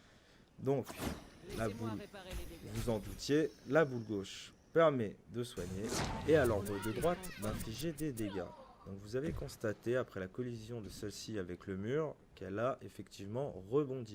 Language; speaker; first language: French; native; French